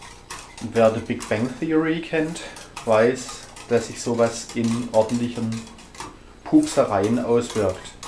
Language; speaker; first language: German; native; German